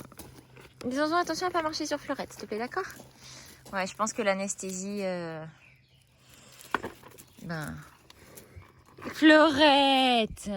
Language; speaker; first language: French; native; French